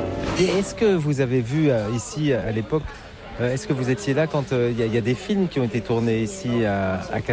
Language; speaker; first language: French; native; French